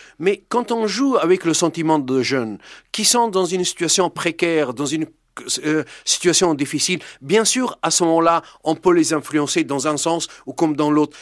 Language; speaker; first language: French; non-native, fluent; Persian